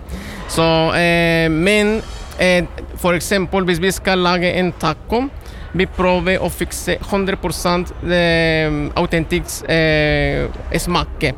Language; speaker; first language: Norwegian; non-native, learner; Spanish